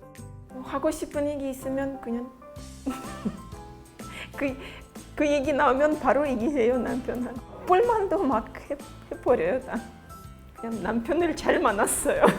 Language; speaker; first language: Korean; non-native, fluent; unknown